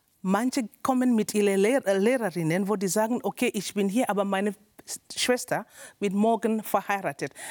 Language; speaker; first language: German; non-native, learner; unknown